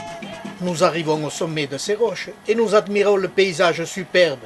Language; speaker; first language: French; native; French